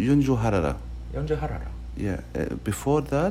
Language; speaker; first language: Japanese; non-native, learner; Arabic